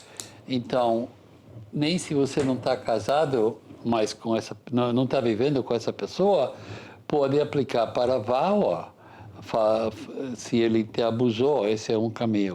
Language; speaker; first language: Portuguese; non-native, fluent; English